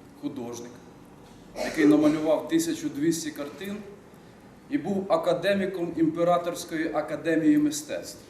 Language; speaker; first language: Ukrainian; native; Ukrainian